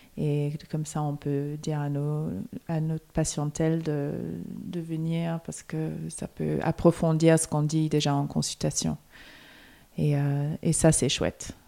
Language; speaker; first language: French; non-native, fluent; English